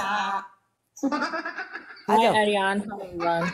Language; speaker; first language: Hindi; non-native, learner; Bangla